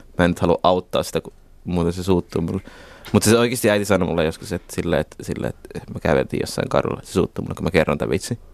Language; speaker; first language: Finnish; early bilingual, other home language; Somali